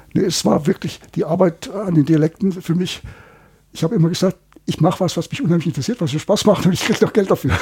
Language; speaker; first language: German; native; German